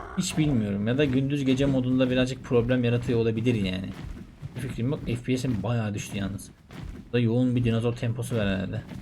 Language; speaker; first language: Turkish; native; Turkish